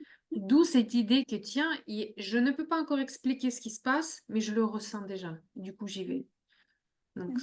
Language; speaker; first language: French; non-native, fluent; Russian